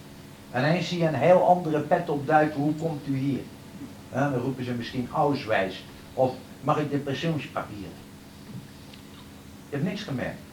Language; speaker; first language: Dutch; native; Dutch